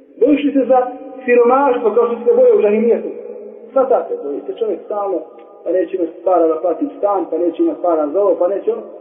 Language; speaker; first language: Bosnian; native; Bosnian